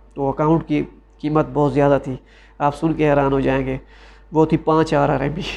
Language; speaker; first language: Urdu; non-native, local second language; Saraiki